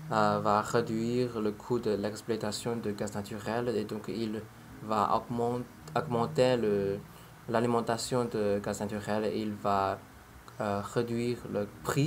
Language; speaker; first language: French; non-native, learner; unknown